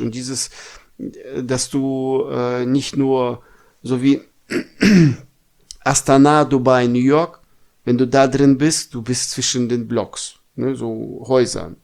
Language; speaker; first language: German; non-native, fluent; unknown